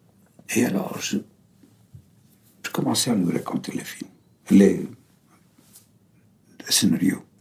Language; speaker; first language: French; non-native, fluent; Greek